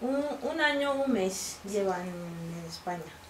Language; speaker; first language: Spanish; non-native, fluent; Bambara